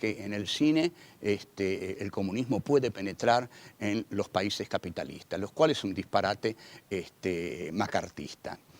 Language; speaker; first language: Spanish; native; Spanish